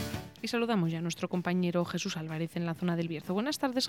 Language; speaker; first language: Spanish; native; Spanish